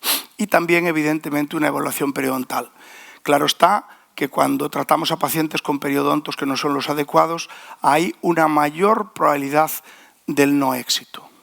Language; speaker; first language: Spanish; native; Spanish